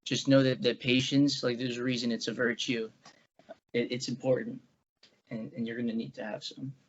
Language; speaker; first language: English; native; English